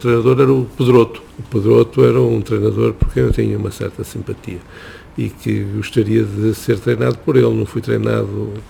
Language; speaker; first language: Portuguese; native; Portuguese